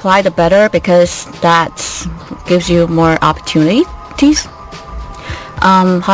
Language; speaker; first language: English; non-native, fluent; Chinese